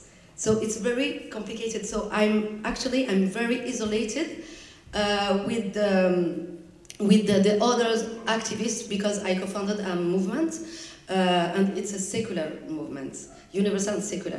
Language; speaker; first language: English; non-native, learner; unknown